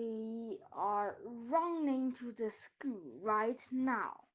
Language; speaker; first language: English; non-native, learner; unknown